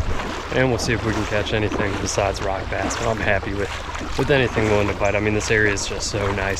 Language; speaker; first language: English; native; English